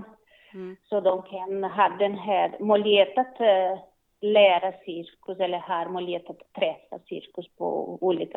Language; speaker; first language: Swedish; non-native, learner; Portuguese